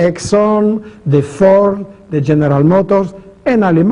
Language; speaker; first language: Spanish; non-native, fluent; French